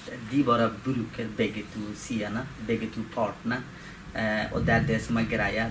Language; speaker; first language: Norwegian; non-native, learner; Persian